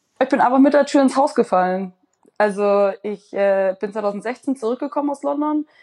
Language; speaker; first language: German; native; German